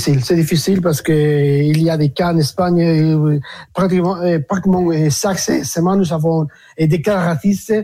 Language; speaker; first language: French; non-native, fluent; Spanish